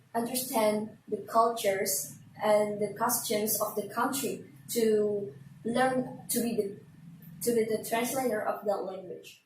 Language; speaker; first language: English; non-native, learner; Indonesian